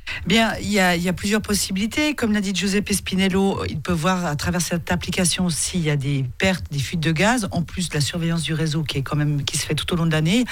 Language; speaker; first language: French; native; French